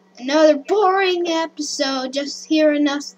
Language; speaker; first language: English; native; English